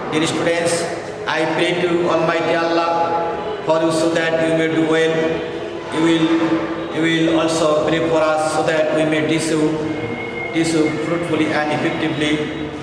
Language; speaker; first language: English; non-native, local second language; Bangla